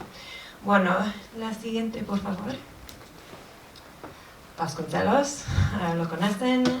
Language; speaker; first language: Spanish; non-native, fluent; English